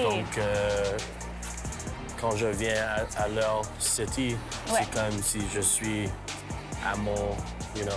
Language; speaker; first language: French; non-native, local second language; English